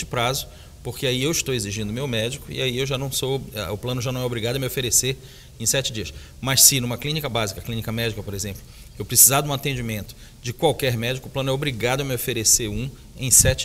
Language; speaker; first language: Portuguese; native; Portuguese